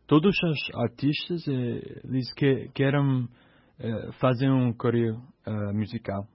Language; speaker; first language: Portuguese; non-native, learner; English